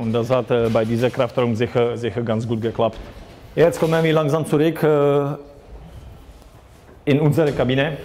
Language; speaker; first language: German; non-native, fluent; Czech